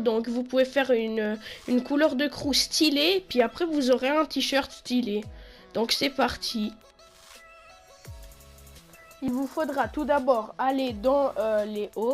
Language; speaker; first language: French; native; French